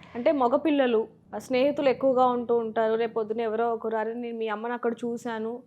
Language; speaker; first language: Telugu; native; Telugu